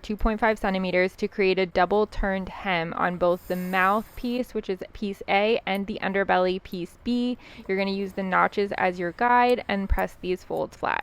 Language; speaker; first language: English; native; English